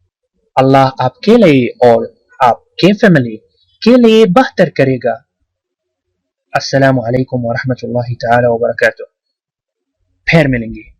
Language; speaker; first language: Hindi; non-native, learner; Arabic